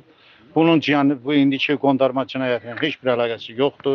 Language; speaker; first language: Azerbaijani; native; Azerbaijani